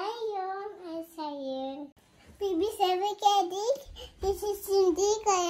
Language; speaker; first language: Turkish; early bilingual, heritage; Turkish